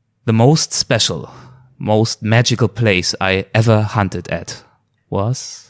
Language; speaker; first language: English; non-native, fluent; German